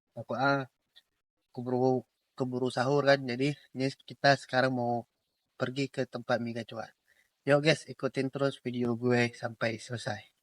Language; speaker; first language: Indonesian; native; Indonesian